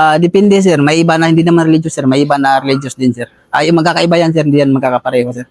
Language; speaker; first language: Filipino; non-native, local second language; Maguindanaon